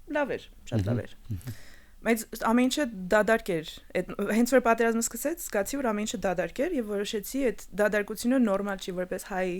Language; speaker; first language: Armenian; early bilingual, heritage; Armenian